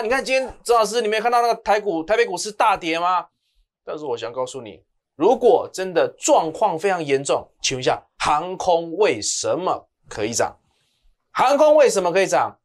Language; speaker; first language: Chinese; native; Chinese